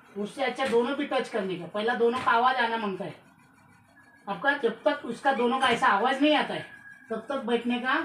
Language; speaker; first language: Hindi; non-native, local second language; Marathi